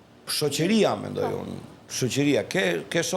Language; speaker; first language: Albanian; native; Albanian